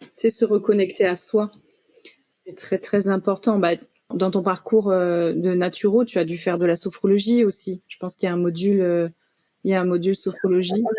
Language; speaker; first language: French; native; French